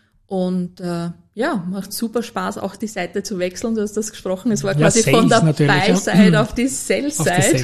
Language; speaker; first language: German; native; German